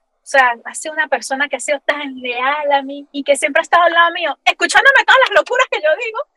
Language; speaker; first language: Spanish; native; Spanish